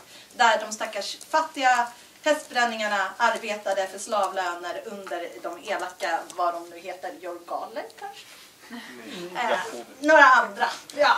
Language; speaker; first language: Swedish; native; Swedish